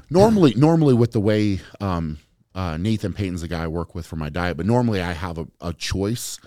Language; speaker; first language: English; native; English